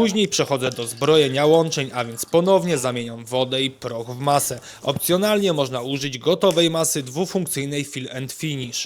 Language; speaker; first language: Polish; native; Polish